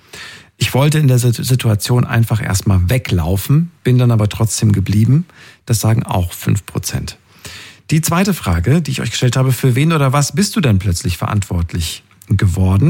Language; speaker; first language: German; native; German